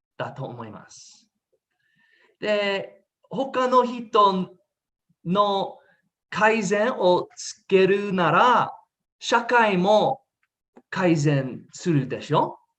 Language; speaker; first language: Japanese; non-native, learner; English